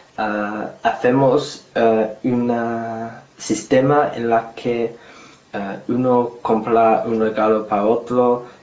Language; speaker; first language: Spanish; non-native, fluent; English